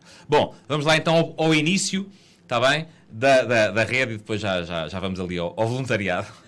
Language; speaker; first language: Portuguese; native; Portuguese